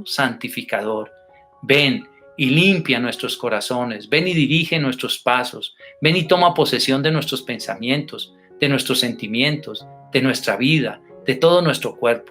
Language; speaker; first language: Spanish; native; Spanish